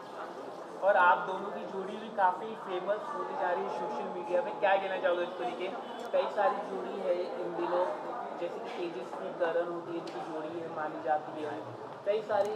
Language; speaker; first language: Hindi; native; Hindi